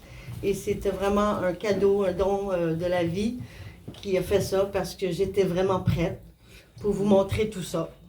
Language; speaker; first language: French; non-native, fluent; Spanish